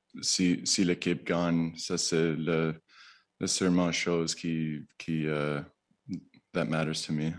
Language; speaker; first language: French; non-native, learner; English